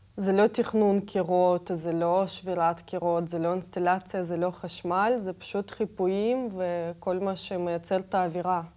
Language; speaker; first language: Hebrew; non-native, fluent; Russian